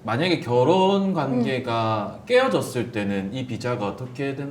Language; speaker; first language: Korean; native; Korean